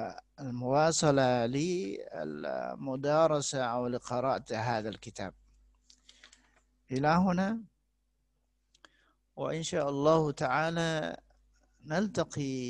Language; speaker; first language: Arabic; non-native, fluent; Indonesian